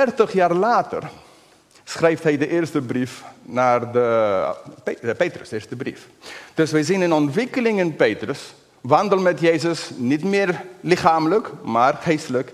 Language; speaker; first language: Dutch; non-native, fluent; English